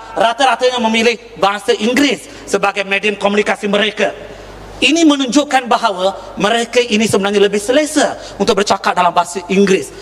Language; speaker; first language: Malay; non-native, local second language; Tamil